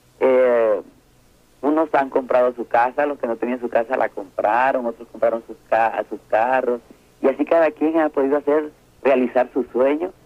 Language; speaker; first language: Spanish; native; Spanish